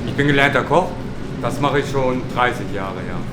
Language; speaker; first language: German; native; German